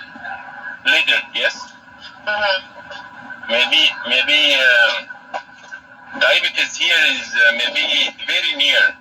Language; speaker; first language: English; non-native, learner; Arabic